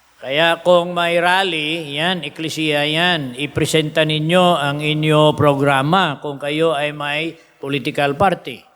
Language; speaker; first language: Filipino; non-native, local second language; Hiligaynon